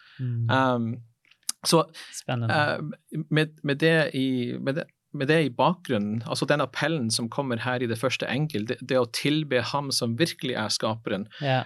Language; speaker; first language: Norwegian; non-native, fluent; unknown